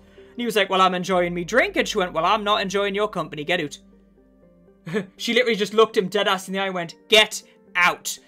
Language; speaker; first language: English; native; English